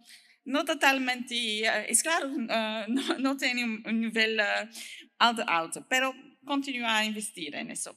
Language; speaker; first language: Spanish; non-native, learner; French